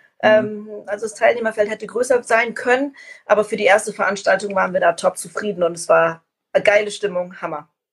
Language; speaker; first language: German; native; German